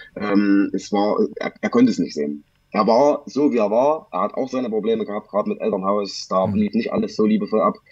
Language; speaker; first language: German; native; German